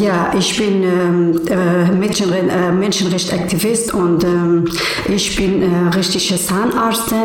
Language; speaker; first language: German; non-native, learner; Persian